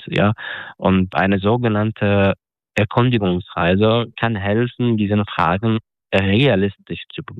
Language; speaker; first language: German; non-native, fluent; Arabic